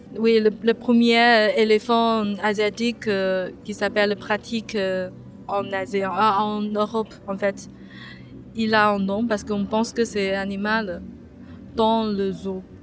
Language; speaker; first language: French; non-native, fluent; Chinese